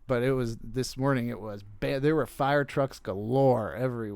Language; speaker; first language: English; native; English